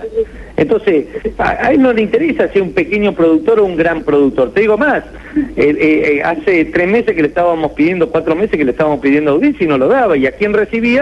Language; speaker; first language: Spanish; native; Spanish